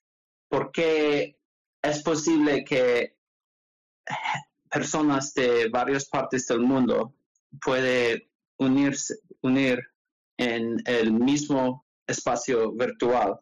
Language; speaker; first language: Spanish; non-native, learner; English